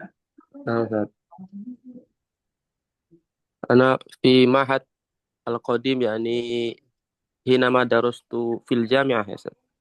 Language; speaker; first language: Arabic; non-native, learner; Indonesian